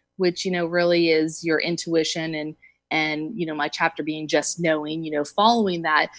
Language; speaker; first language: English; native; English